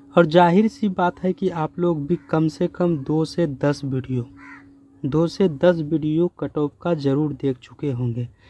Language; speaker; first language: Hindi; native; Hindi